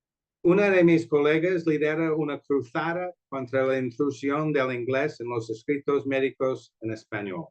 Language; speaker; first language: Spanish; non-native, fluent; English